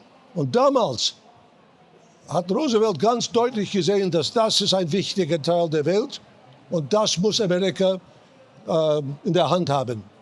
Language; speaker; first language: German; non-native, fluent; English